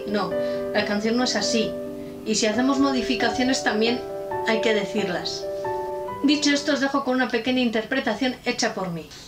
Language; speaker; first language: Spanish; native; Spanish